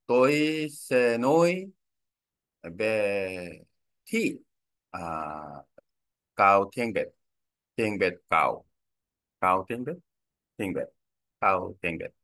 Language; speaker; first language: Vietnamese; non-native, learner; Korean